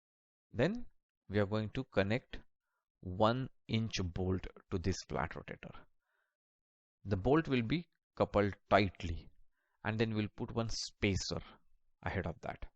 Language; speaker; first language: English; non-native, local second language; Marathi